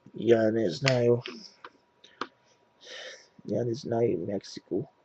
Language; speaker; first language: Russian; non-native, learner; English